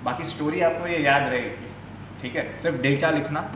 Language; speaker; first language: Hindi; non-native, local second language; Gujarati